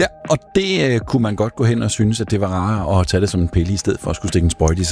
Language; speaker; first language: Danish; native; Danish